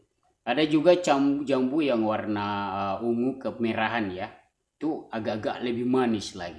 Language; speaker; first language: Indonesian; non-native, local second language; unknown